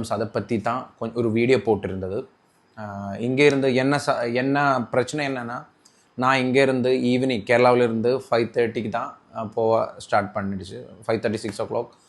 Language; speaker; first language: Tamil; non-native, local second language; Malayalam